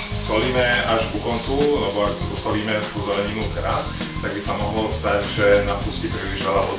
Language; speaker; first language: Slovak; native; Slovak